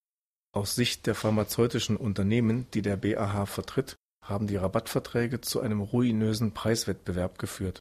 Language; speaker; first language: German; native; German